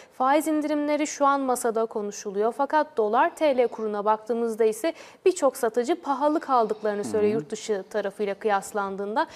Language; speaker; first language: Turkish; native; Turkish